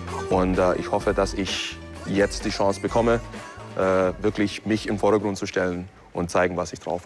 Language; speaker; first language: German; non-native, fluent; English